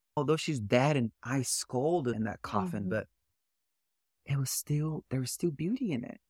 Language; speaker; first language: English; early bilingual, other home language; Portuguese